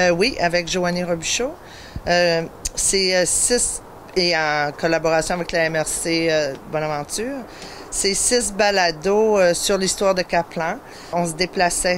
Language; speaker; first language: French; native; French